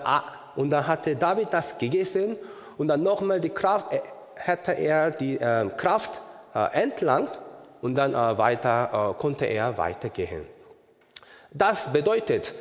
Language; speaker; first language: German; non-native, learner; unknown